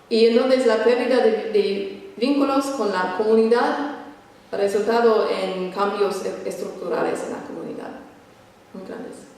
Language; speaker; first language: Spanish; non-native, fluent; English